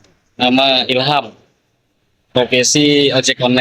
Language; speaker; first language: Indonesian; native; Indonesian